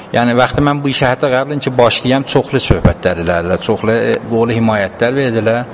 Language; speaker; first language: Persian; non-native, local second language; Azerbaijani